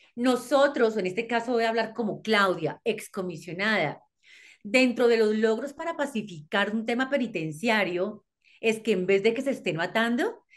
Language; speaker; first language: Spanish; native; Spanish